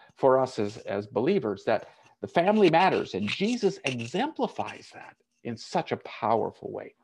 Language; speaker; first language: English; native; English